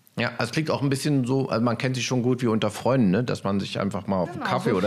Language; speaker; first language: German; native; German